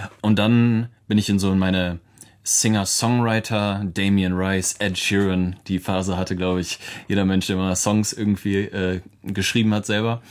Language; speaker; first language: German; native; German